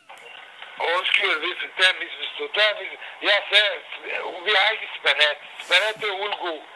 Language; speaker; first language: Danish; non-native, learner; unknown